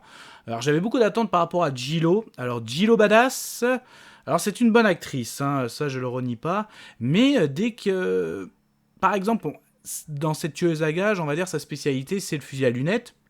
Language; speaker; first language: French; native; French